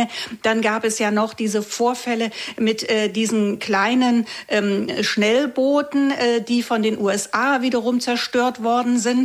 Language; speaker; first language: German; native; German